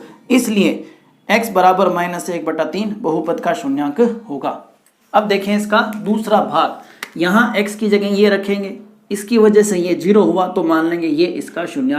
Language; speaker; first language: Hindi; native; Hindi